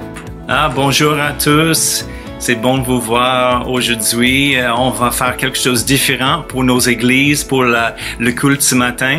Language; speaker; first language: French; non-native, fluent; English